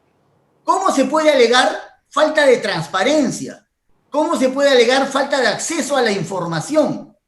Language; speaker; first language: Spanish; native; Spanish